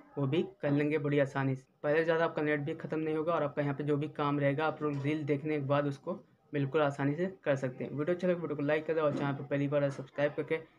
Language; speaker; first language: Hindi; native; Hindi